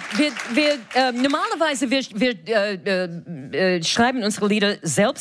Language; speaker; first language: German; non-native, fluent; English